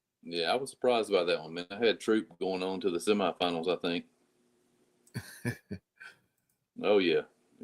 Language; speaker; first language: English; native; English